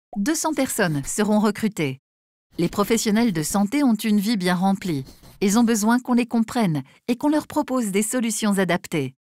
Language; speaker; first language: French; native; French